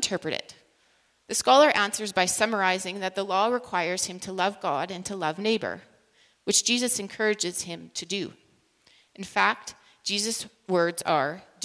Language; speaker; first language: English; native; English